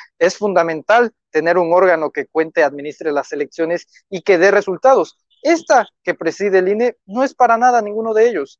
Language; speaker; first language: Spanish; native; Spanish